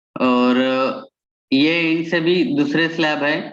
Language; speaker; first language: Hindi; non-native, local second language; Marathi